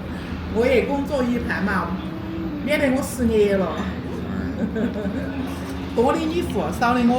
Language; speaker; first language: Chinese; native; Chinese